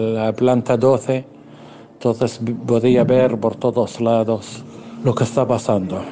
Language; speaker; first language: Spanish; non-native, fluent; Arabic